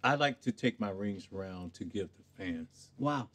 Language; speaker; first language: English; native; English